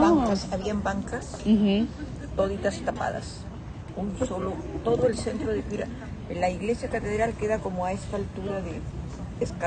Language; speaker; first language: Spanish; native; Spanish